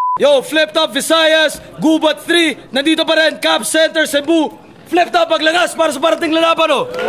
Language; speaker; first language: Filipino; non-native, local second language; Cebuano